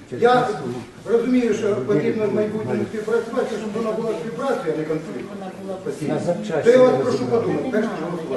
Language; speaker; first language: Ukrainian; native; Ukrainian